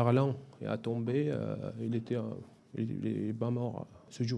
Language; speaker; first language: French; non-native, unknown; Arabic